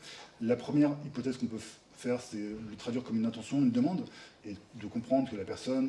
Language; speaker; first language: French; native; French